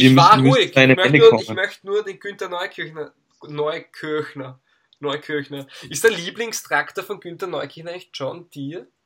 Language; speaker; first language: German; native; German